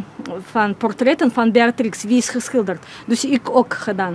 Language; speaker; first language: Dutch; non-native, learner; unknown